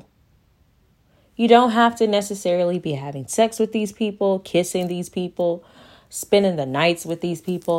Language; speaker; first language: English; native; English